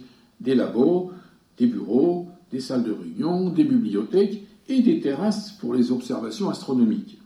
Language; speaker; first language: French; native; French